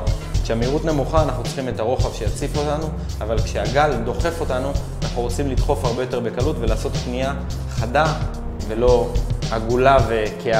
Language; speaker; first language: Hebrew; native; Hebrew